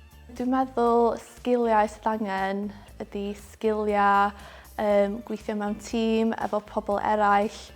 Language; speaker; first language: Welsh; non-native, local second language; English